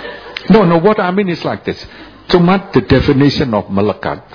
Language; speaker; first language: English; non-native, fluent; Indonesian